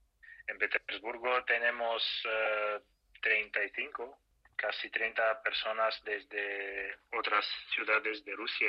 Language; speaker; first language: Spanish; non-native, fluent; Russian